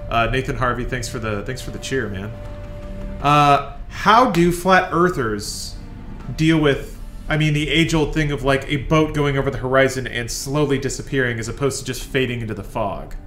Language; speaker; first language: English; native; English